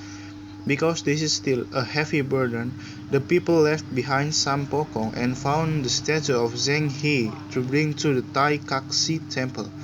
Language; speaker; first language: English; non-native, learner; Indonesian